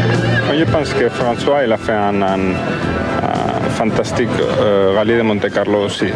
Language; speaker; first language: French; non-native, learner; Spanish